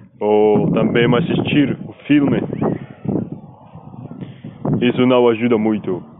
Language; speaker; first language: Portuguese; non-native, learner; Spanish